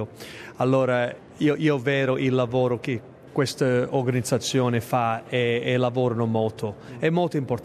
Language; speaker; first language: Italian; early bilingual, heritage; English